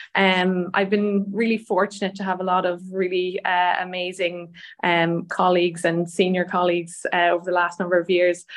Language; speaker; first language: English; native; English